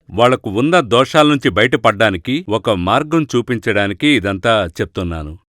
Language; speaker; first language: Telugu; non-native, fluent; Malayalam